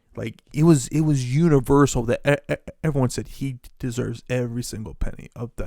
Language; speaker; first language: English; native; English